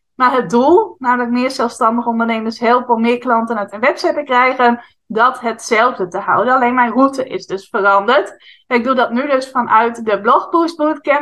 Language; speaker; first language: Dutch; native; Dutch